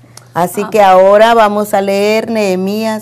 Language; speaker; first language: Spanish; native; Spanish